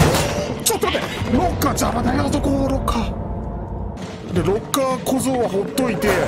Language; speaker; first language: Japanese; native; Japanese